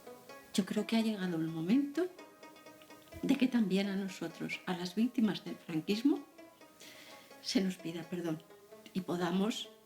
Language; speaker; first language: Spanish; native; Spanish